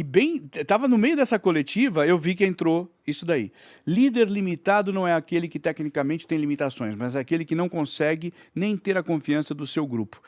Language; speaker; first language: Portuguese; native; Portuguese